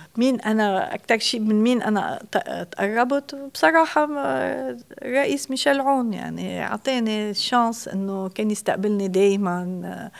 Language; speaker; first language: Arabic; native; Arabic